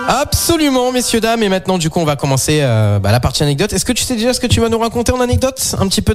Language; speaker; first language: French; native; French